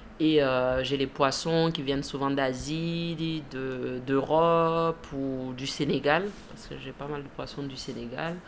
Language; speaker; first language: French; early bilingual, other home language; Mandingo